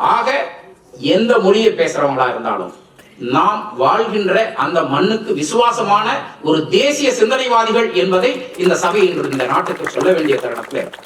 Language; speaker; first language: Tamil; non-native, local second language; Telugu